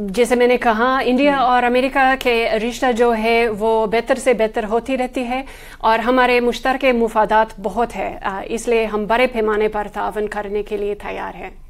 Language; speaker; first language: Hindi; non-native, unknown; English